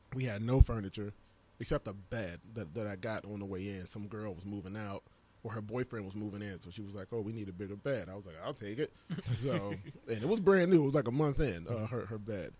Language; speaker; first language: English; native; English